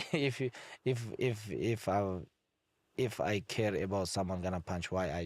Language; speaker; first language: English; non-native, fluent; Avaric